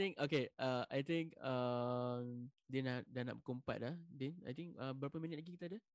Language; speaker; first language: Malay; native; Malay